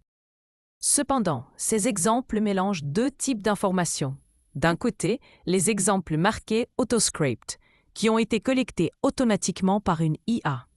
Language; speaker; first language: French; native; French